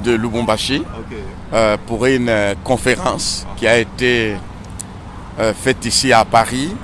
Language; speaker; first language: French; non-native, local second language; Swahili